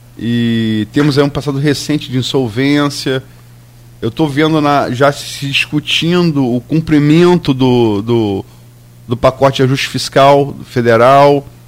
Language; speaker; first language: Portuguese; native; Portuguese